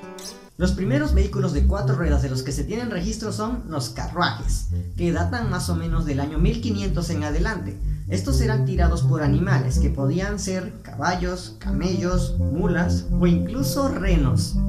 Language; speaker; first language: Spanish; native; Spanish